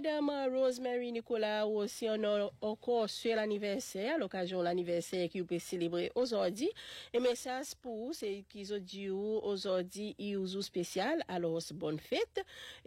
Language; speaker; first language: French; non-native, local second language; Seselwa Creole French